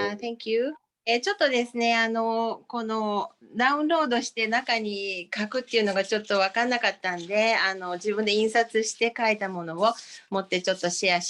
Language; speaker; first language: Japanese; non-native, fluent; Finnish